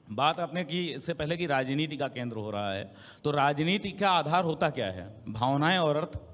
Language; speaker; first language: Hindi; native; Hindi